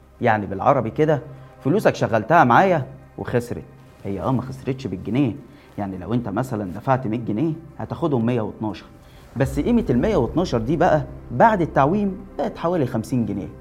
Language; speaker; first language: Arabic; native; Arabic